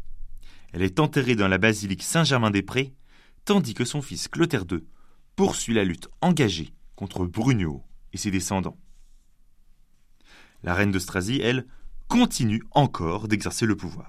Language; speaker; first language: French; native; French